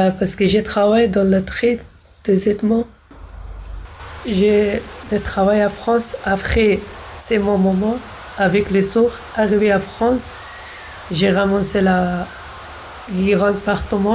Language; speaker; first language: French; non-native, learner; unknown